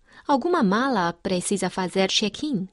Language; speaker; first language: Portuguese; non-native, fluent; Chinese